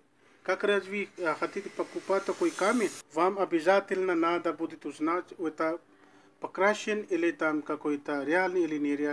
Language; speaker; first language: Russian; non-native, learner; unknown